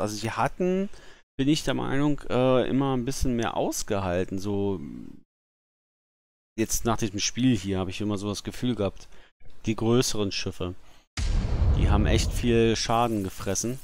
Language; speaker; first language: German; native; German